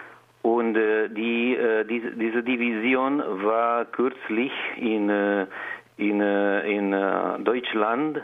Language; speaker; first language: German; non-native, learner; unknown